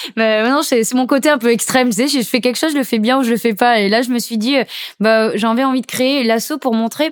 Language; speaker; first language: French; native; French